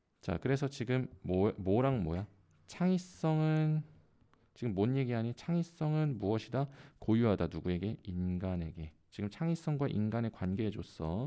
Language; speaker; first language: Korean; native; Korean